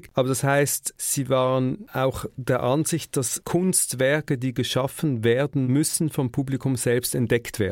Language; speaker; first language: German; native; German